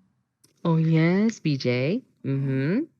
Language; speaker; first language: English; non-native, fluent; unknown